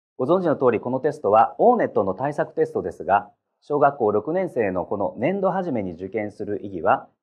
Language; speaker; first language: Japanese; native; Japanese